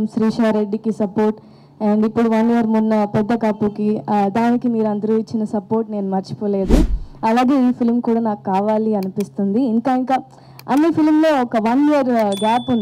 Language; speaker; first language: Telugu; non-native, local second language; Tamil